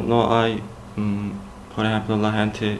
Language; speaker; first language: Spanish; non-native, learner; Turkish